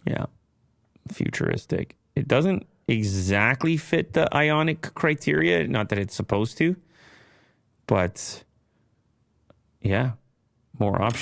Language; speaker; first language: English; native; English